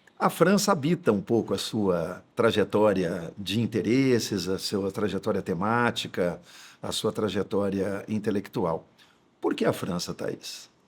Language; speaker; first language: Portuguese; native; Portuguese